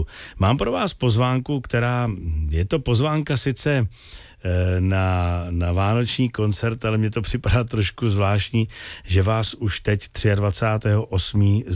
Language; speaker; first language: Czech; native; Czech